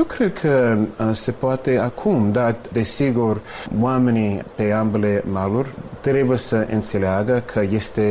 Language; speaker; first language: Romanian; non-native, fluent; English